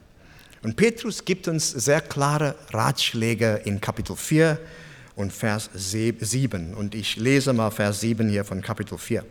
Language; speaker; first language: German; non-native, fluent; English